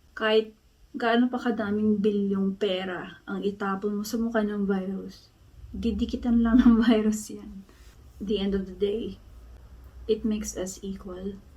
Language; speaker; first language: Filipino; native; Filipino